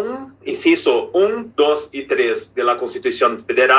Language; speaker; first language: Spanish; non-native, fluent; Portuguese